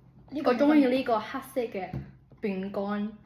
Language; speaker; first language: Cantonese; early bilingual, heritage; Cantonese